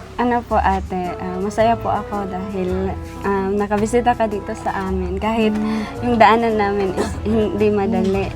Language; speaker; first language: Filipino; non-native, local second language; Cebuano